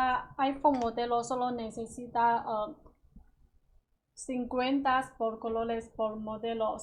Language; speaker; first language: Spanish; non-native, learner; Chinese